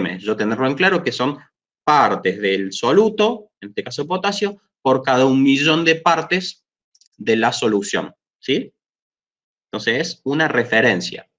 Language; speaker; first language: Spanish; native; Spanish